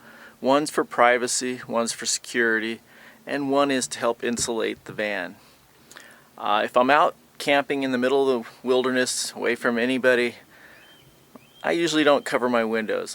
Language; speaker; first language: English; native; English